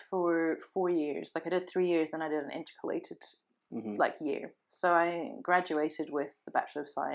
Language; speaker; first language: English; native; English